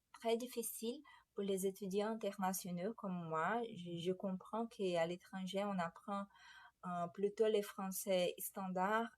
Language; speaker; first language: French; non-native, fluent; Portuguese